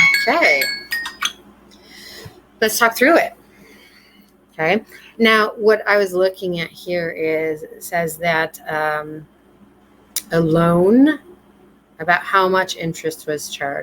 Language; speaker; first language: English; native; English